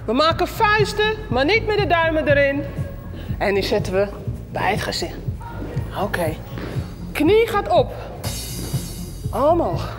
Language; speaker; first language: Dutch; native; Dutch